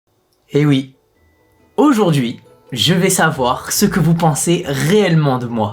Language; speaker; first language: French; native; French